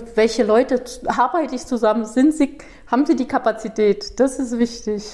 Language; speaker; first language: German; non-native, fluent; Portuguese